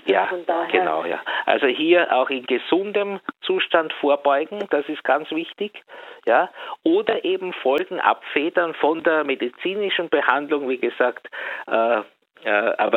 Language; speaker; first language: German; native; German